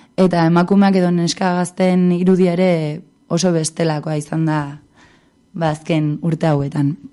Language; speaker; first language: Basque; native; Basque